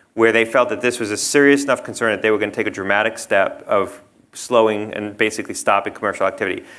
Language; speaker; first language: English; native; English